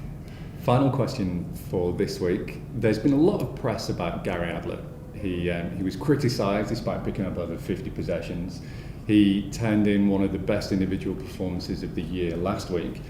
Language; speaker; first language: English; native; English